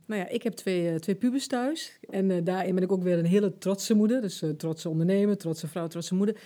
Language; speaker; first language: Dutch; early bilingual, other home language; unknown